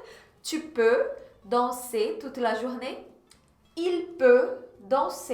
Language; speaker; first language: French; non-native, fluent; Portuguese